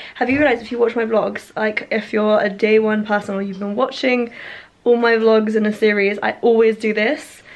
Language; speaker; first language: English; native; English